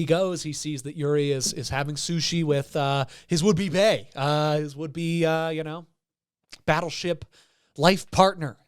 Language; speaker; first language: English; native; English